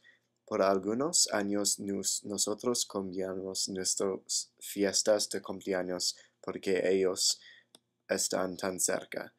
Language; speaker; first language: Spanish; non-native, learner; English